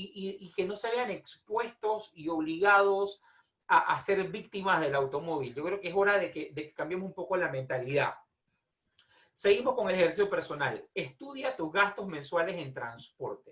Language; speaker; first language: Spanish; native; Spanish